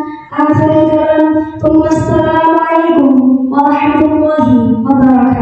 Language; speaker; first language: Arabic; non-native, learner; Indonesian